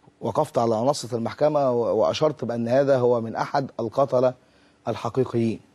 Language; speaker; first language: Arabic; native; Arabic